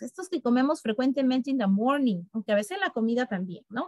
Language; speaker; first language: Spanish; native; Spanish